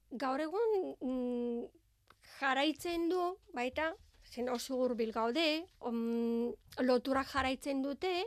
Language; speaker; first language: Basque; non-native, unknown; Bulgarian